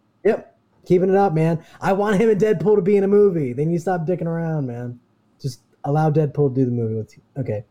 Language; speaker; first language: English; native; English